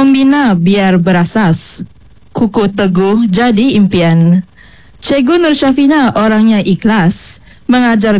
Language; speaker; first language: Malay; native; Malay